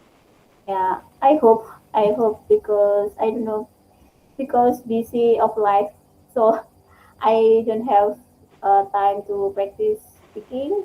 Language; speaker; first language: English; non-native, learner; Indonesian